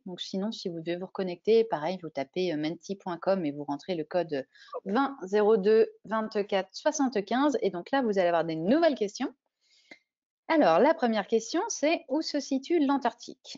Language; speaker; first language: French; native; French